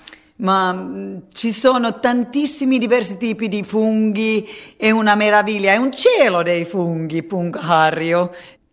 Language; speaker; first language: Italian; non-native, fluent; Finnish